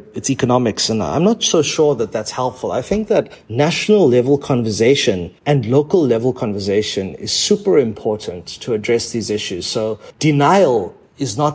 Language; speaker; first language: English; native; English